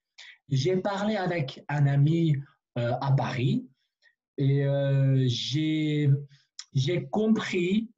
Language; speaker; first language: French; non-native, fluent; Kurdish